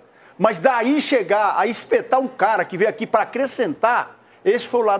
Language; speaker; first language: Portuguese; native; Portuguese